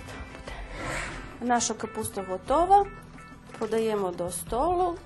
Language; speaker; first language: Ukrainian; early bilingual, heritage; Ukrainian